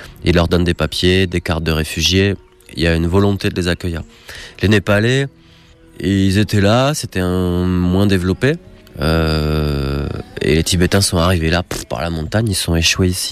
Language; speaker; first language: French; native; French